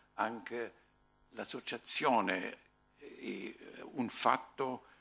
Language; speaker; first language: Italian; non-native, fluent; German